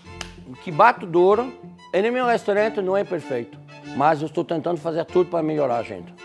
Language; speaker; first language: Portuguese; non-native, fluent; French